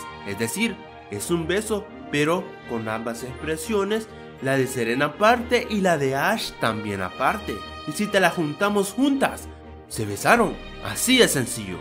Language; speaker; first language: Spanish; native; Spanish